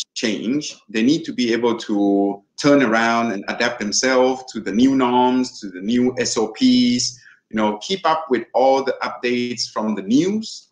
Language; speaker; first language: English; non-native, fluent; Thai